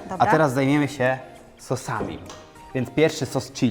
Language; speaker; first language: Polish; native; Polish